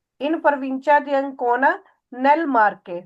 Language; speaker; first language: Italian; non-native, fluent; Punjabi